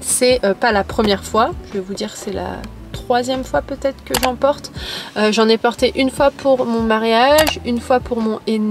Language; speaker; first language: French; native; French